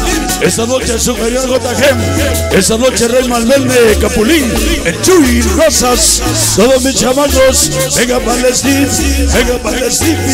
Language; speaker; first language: Spanish; native; Spanish